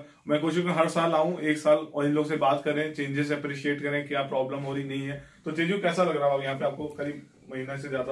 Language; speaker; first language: Hindi; native; Hindi